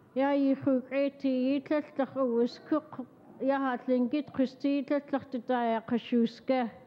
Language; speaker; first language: English; native; English